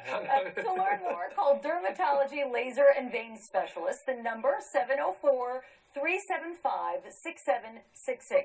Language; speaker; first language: English; native; English